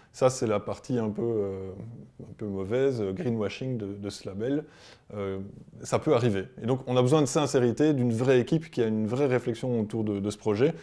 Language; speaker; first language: French; native; French